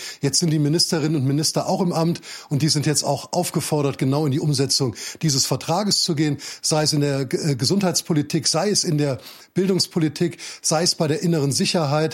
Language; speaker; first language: German; native; German